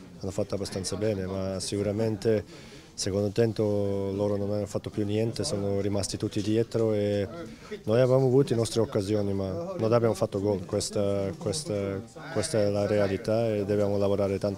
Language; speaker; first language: Italian; non-native, fluent; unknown